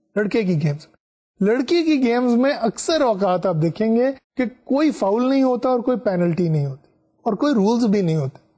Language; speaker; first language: Urdu; non-native, local second language; Punjabi